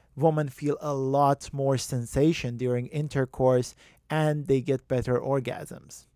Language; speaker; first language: English; non-native, fluent; Persian